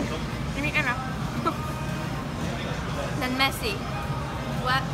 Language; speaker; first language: Indonesian; non-native, fluent; English